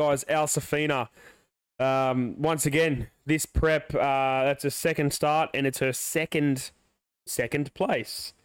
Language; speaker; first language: English; native; English